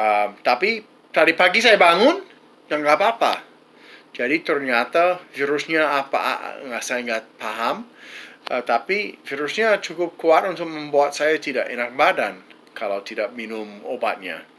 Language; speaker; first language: Indonesian; non-native, fluent; English